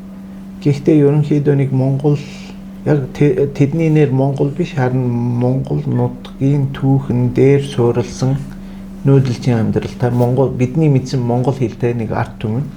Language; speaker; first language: Mongolian; non-native, fluent; Turkish